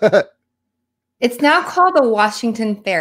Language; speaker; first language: English; native; English